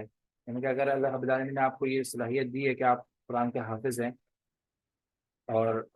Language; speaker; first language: Urdu; native; Urdu